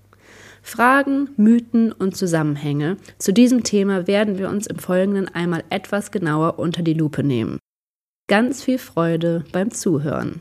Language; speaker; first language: German; native; German